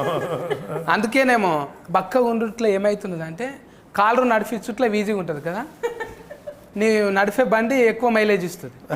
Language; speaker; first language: Telugu; native; Telugu